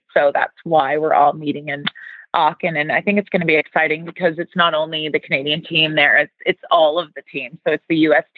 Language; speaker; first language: English; native; English